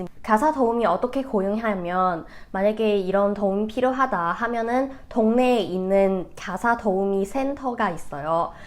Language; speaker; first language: Korean; non-native, fluent; Cantonese